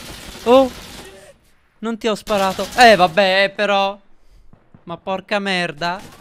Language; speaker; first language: Italian; native; Italian